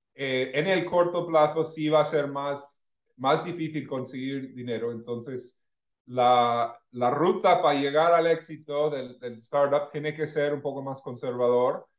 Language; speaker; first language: Spanish; non-native, fluent; English